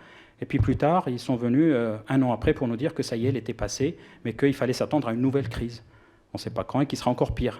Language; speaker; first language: French; non-native, local second language; Arabic